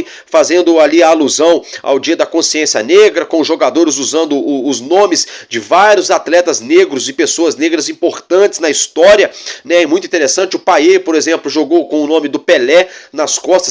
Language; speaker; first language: Portuguese; native; Portuguese